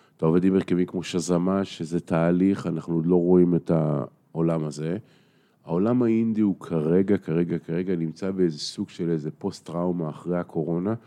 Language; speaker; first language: Hebrew; native; Hebrew